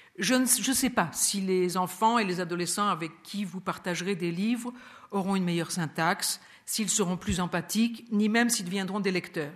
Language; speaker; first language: French; native; French